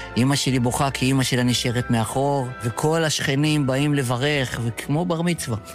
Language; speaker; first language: Hebrew; early bilingual, other home language; Yiddish